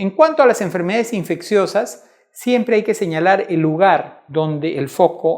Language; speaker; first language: Spanish; native; Spanish